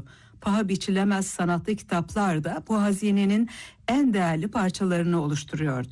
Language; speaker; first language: Turkish; native; Turkish